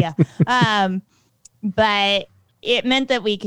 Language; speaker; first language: English; native; English